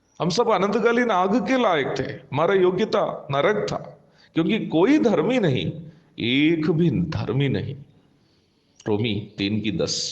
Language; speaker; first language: Hindi; non-native, local second language; Malayalam